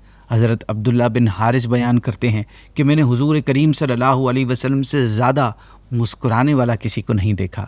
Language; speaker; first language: Urdu; native; Urdu